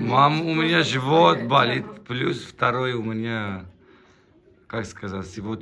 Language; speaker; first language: Russian; non-native, learner; Turkish